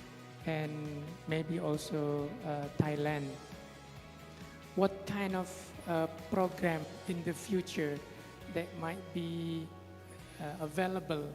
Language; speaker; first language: English; non-native, fluent; Indonesian